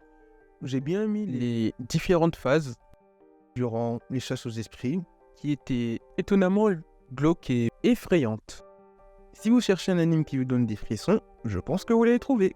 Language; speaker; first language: French; native; French